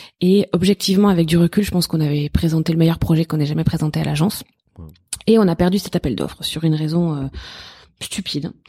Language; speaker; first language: French; native; French